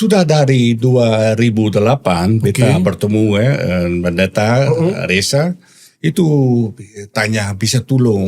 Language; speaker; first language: Indonesian; non-native, learner; Dutch